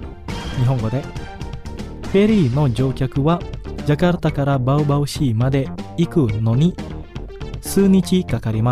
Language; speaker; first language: Japanese; non-native, fluent; Indonesian